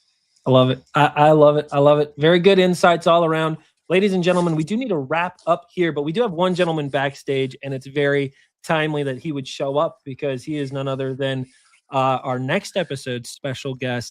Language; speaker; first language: English; native; English